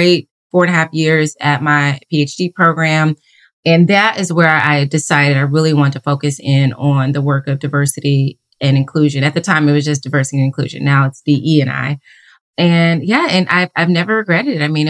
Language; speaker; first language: English; native; English